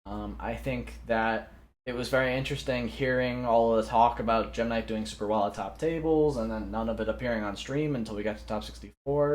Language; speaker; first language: English; native; English